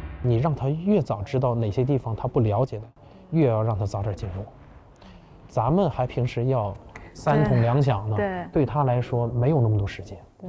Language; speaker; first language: Chinese; native; Chinese